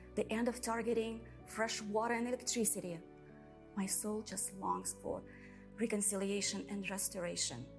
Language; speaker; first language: English; non-native, fluent; Russian